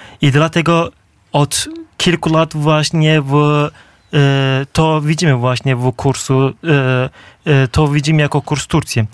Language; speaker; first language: Polish; non-native, fluent; Turkish